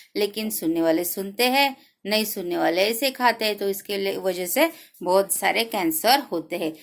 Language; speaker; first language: Hindi; non-native, local second language; Marathi